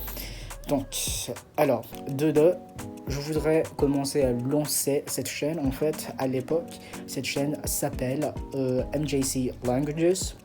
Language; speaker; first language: French; non-native, fluent; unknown